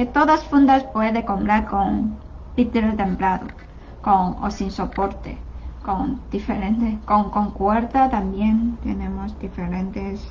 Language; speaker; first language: Spanish; non-native, learner; Chinese